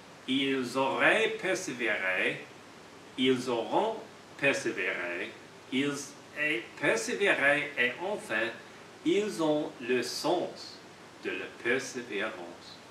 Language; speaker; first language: French; non-native, learner; English